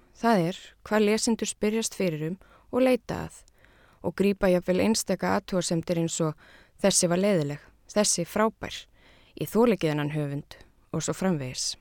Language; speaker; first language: Icelandic; native; Icelandic